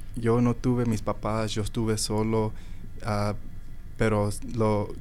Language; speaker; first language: Spanish; early bilingual, heritage; Spanish